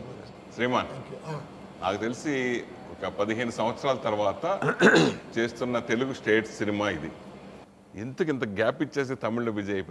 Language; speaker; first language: Telugu; native; Telugu